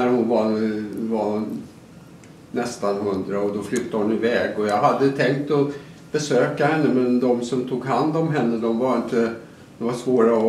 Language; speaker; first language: Swedish; native; Swedish